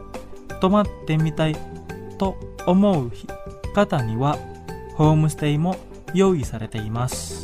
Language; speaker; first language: Japanese; non-native, fluent; Indonesian